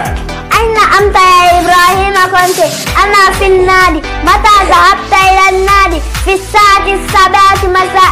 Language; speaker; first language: Arabic; non-native, learner; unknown